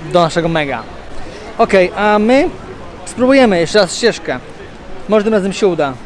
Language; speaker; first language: Polish; native; Polish